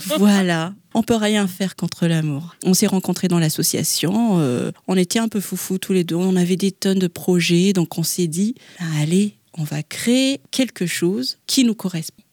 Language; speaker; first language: French; non-native, local second language; Malagasy